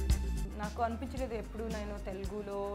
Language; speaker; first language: Telugu; non-native, learner; Kannada